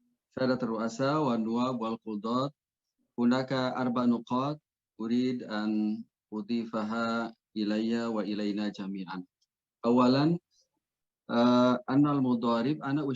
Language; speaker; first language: Arabic; non-native, fluent; Indonesian